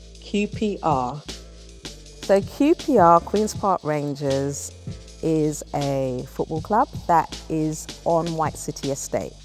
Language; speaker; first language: English; native; English